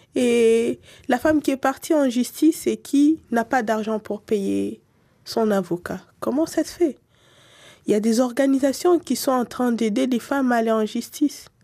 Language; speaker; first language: French; non-native, local second language; Swahili